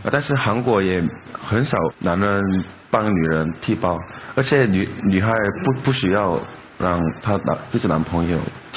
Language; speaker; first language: Chinese; non-native, fluent; Korean